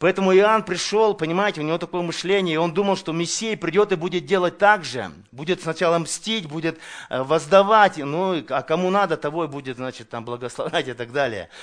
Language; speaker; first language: Russian; native; Russian